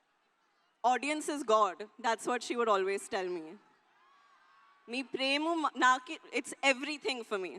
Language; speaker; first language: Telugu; non-native, learner; Hindi